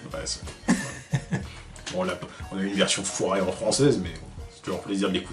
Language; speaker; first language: French; native; French